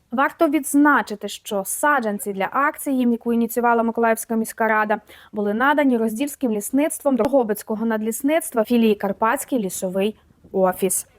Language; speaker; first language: Ukrainian; native; Ukrainian